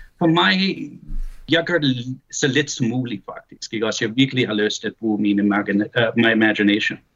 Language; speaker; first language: Danish; early bilingual, heritage; Danish